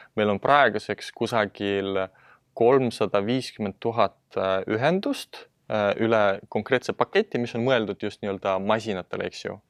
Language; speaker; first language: Estonian; non-native, local second language; Russian